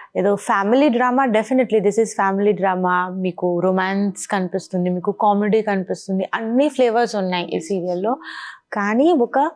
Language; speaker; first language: Telugu; non-native, learner; Bangla